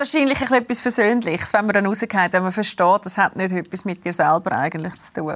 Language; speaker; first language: German; native; German